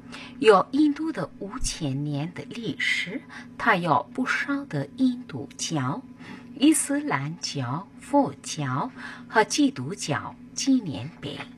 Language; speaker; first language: Chinese; non-native, fluent; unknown